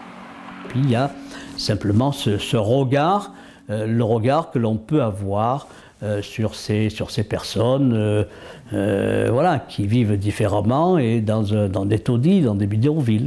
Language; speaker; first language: French; native; French